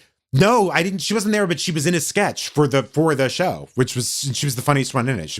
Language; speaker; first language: English; native; English